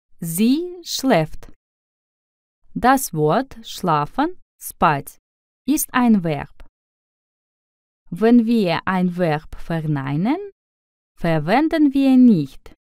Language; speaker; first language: German; non-native, fluent; Russian